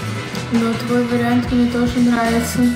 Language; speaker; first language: Russian; native; Russian